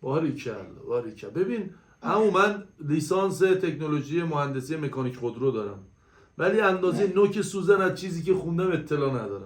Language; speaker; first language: Persian; non-native, local second language; Azerbaijani